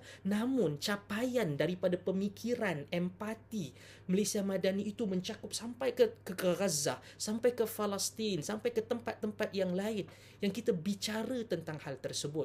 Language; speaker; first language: Malay; native; Malay